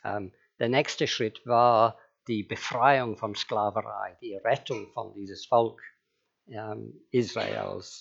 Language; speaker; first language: German; non-native, fluent; English